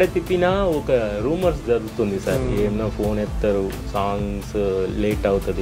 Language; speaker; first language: Telugu; non-native, fluent; Tamil